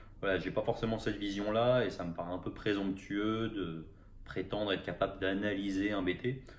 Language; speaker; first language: French; native; French